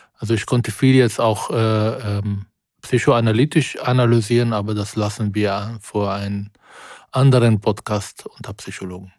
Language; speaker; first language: German; non-native, fluent; Arabic